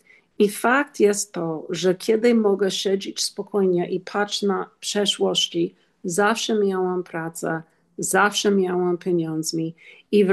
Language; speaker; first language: Polish; non-native, learner; English